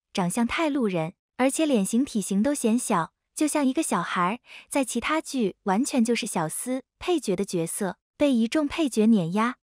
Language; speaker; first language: Chinese; native; Chinese